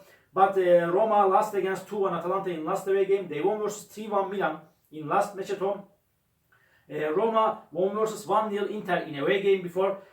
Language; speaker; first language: English; non-native, learner; Turkish